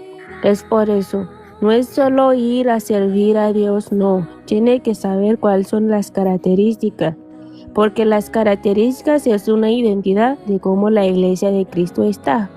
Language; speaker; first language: Spanish; non-native, fluent; Portuguese